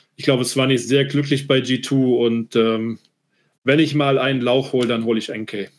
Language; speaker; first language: German; native; German